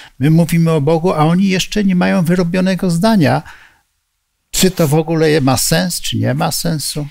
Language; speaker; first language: Polish; native; Polish